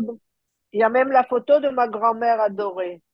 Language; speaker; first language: French; early bilingual, heritage; French